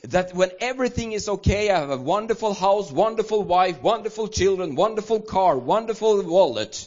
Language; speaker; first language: English; non-native, fluent; Swedish